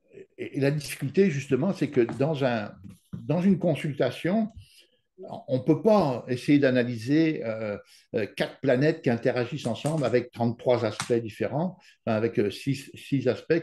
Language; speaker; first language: French; native; French